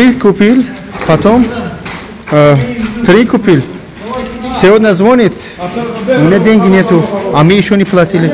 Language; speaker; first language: Russian; non-native, local second language; Tajik